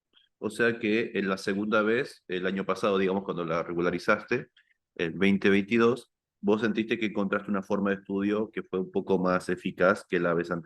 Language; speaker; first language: Spanish; native; Spanish